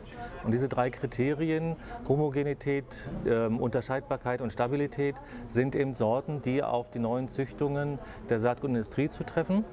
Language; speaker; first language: German; native; German